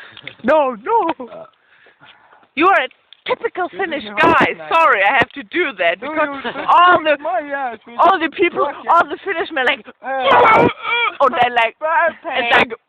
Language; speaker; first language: English; non-native, learner; German